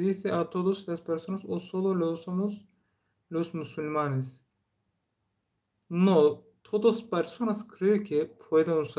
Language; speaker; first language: Spanish; non-native, learner; Turkish